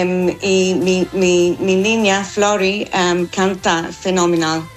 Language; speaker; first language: Spanish; non-native, fluent; English